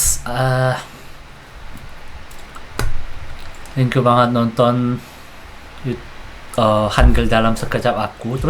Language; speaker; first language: Indonesian; non-native, fluent; Korean